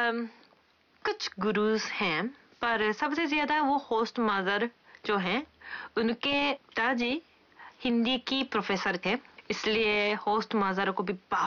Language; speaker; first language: Hindi; non-native, fluent; Japanese